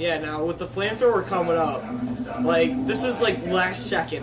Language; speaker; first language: English; native; English